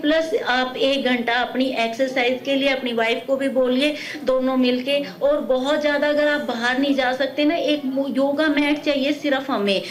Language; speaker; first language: Hindi; native; Hindi